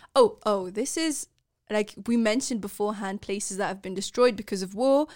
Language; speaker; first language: English; non-native, fluent; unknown